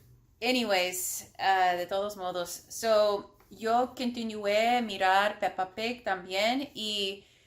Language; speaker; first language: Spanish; non-native, learner; English